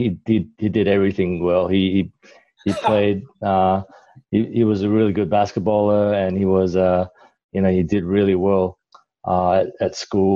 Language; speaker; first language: English; non-native, local second language; Cantonese